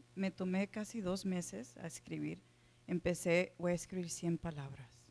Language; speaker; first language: Spanish; early bilingual, heritage; Spanish